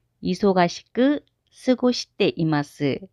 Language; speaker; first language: Japanese; non-native, fluent; Korean